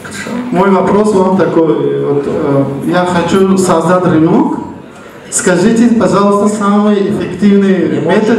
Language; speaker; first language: Russian; non-native, local second language; Uzbek